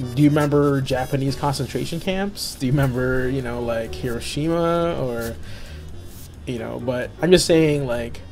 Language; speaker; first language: English; native; English